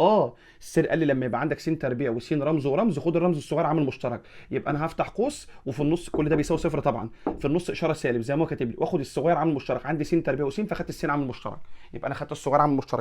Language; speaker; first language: Arabic; native; Arabic